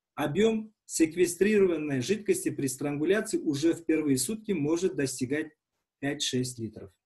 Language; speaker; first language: Russian; non-native, local second language; Uzbek